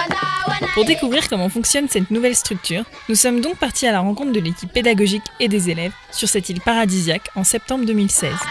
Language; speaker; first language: French; native; French